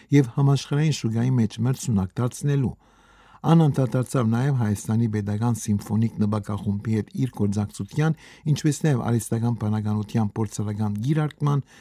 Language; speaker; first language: Armenian; native; Armenian